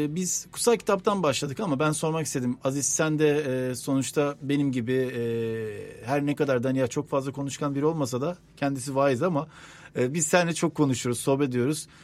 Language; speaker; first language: Turkish; native; Turkish